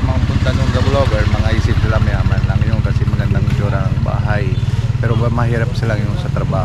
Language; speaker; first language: Filipino; non-native, learner; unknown